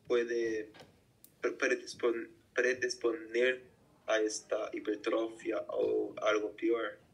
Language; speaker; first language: Spanish; non-native, learner; Portuguese